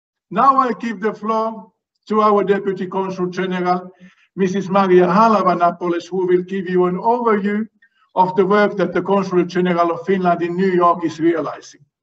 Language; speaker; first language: English; non-native, fluent; Finnish